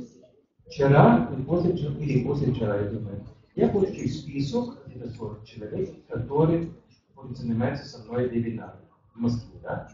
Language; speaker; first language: Russian; non-native, learner; German